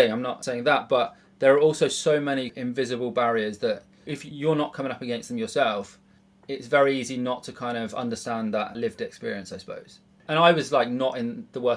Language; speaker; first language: English; native; English